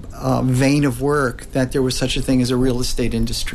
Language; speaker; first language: English; native; English